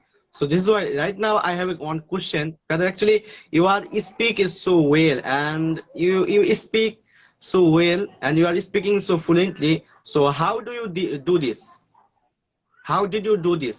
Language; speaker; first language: English; non-native, learner; Bangla